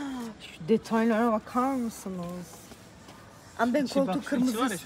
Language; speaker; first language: Turkish; native; Turkish